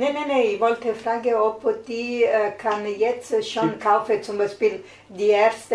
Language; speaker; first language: German; non-native, learner; Italian